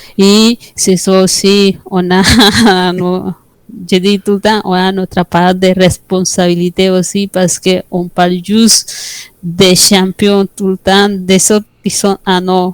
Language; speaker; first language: French; non-native, fluent; Spanish